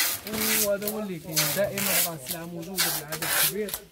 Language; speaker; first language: Arabic; native; Arabic